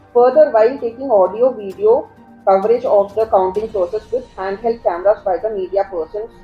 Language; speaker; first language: English; non-native, local second language; Bangla